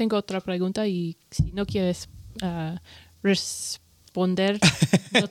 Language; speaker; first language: Spanish; non-native, learner; English